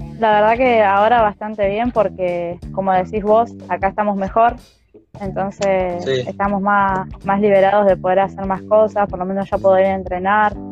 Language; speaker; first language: Spanish; native; Spanish